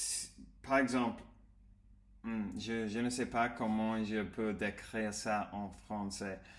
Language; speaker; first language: French; non-native, learner; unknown